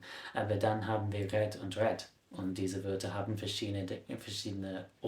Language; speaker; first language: German; non-native, fluent; English